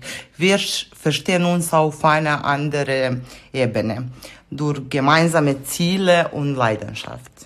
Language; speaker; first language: German; non-native, fluent; Serbian